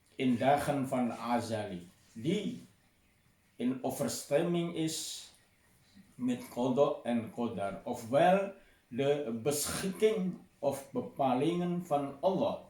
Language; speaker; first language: Dutch; non-native, fluent; Indonesian